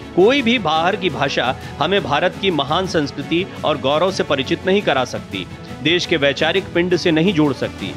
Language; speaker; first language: Hindi; native; Hindi